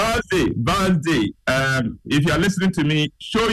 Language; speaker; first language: English; non-native, local second language; Akan